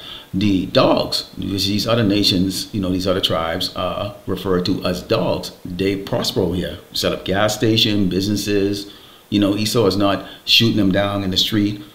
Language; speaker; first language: English; native; English